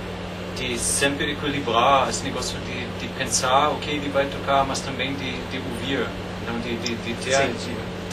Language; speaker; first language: Portuguese; non-native, fluent; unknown